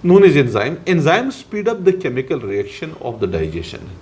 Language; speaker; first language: English; non-native, local second language; Urdu